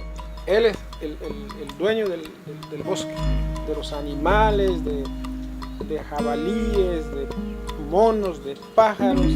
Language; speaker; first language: Spanish; non-native, local second language; Quechua